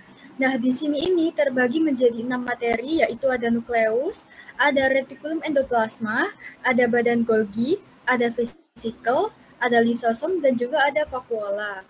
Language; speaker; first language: Indonesian; native; Indonesian